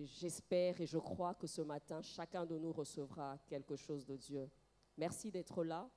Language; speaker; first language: French; non-native, local second language; Lingala